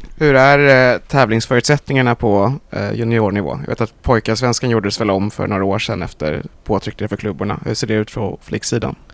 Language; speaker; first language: Swedish; native; Swedish